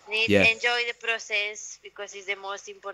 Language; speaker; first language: English; non-native, learner; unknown